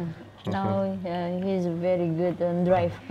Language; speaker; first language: English; non-native, learner; Indonesian